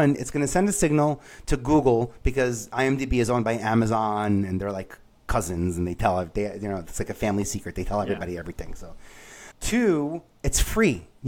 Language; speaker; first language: English; native; English